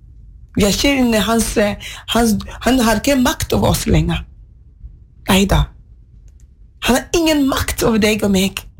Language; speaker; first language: Norwegian; non-native, fluent; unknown